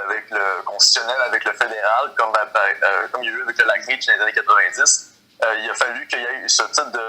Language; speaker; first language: French; native; French